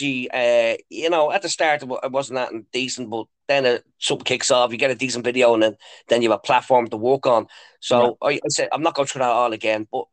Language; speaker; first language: English; native; English